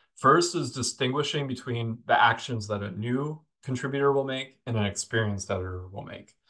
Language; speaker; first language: English; native; English